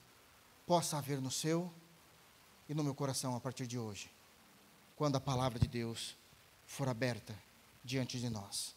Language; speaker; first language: Portuguese; native; Portuguese